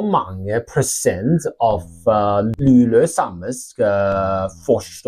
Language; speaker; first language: Norwegian; non-native, learner; Welsh